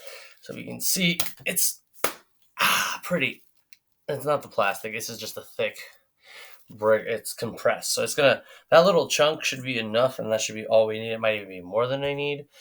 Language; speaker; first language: English; native; English